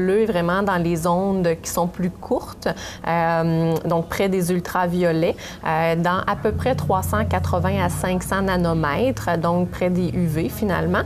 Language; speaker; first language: French; native; French